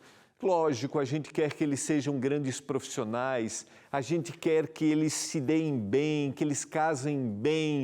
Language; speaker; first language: Portuguese; native; Portuguese